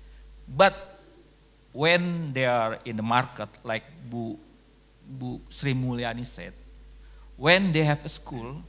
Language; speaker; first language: English; non-native, local second language; Indonesian